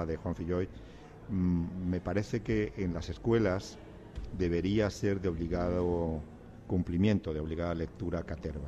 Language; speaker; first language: Spanish; native; Spanish